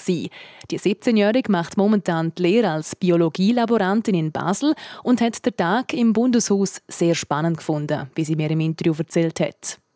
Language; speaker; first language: German; native; German